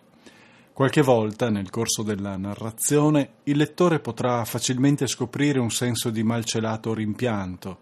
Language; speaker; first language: Italian; native; Italian